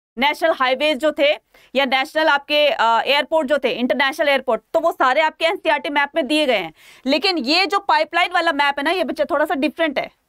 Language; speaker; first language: Hindi; native; Hindi